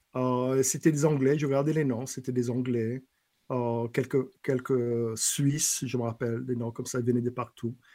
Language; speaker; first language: French; non-native, fluent; English